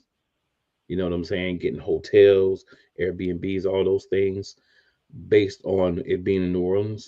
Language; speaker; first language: English; native; English